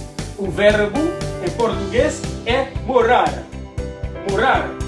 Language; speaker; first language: Portuguese; non-native, fluent; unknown